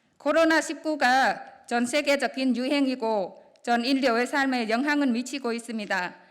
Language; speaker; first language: Korean; non-native, fluent; Vietnamese